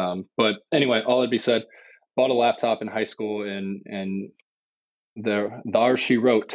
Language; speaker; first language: English; native; English